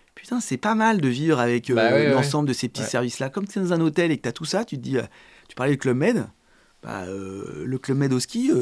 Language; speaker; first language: French; native; French